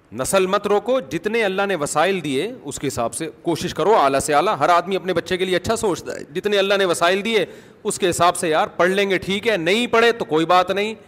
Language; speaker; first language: Urdu; native; Urdu